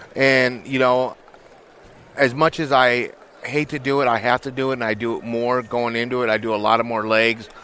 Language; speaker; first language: English; native; English